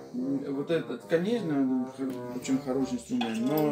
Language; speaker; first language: Russian; non-native, learner; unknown